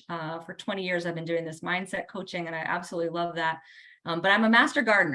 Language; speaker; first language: English; native; English